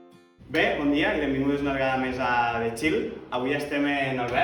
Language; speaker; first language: Catalan; native; Catalan